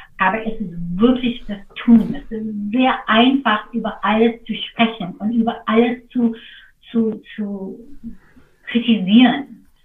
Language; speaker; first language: German; non-native, fluent; English